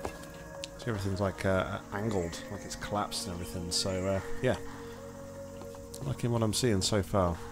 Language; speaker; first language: English; native; English